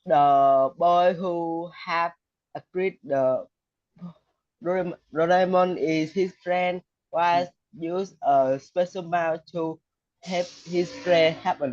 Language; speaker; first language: English; non-native, learner; Vietnamese